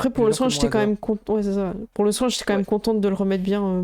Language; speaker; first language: French; native; French